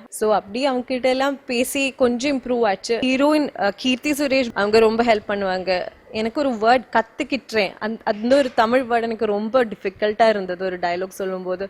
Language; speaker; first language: Tamil; non-native, learner; Malayalam